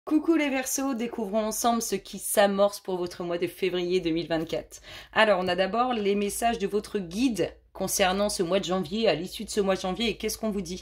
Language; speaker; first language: French; native; French